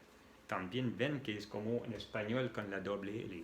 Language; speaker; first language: Spanish; non-native, fluent; French